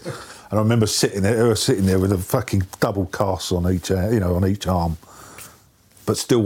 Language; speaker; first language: English; native; English